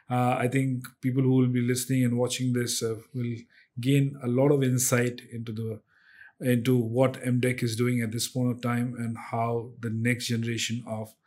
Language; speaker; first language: English; non-native, local second language; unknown